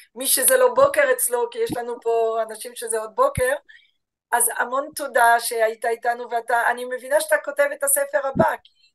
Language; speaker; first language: Hebrew; non-native, fluent; French